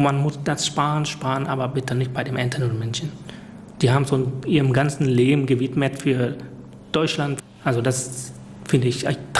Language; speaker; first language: German; non-native, fluent; Vietnamese